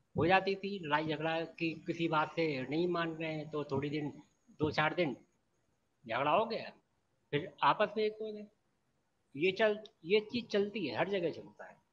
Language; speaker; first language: Hindi; native; Hindi